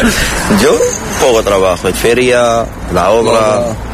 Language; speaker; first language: Spanish; non-native, learner; Arabic